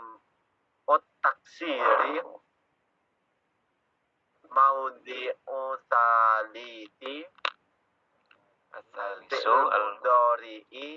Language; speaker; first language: Arabic; non-native, learner; Indonesian